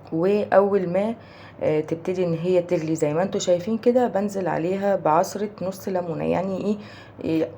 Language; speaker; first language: Arabic; native; Arabic